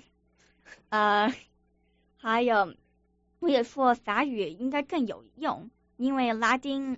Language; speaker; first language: Chinese; early bilingual, other home language; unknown